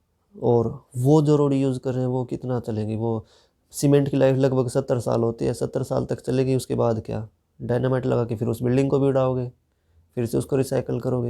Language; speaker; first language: Hindi; native; Hindi